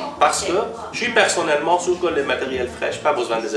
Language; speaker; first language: French; non-native, learner; Persian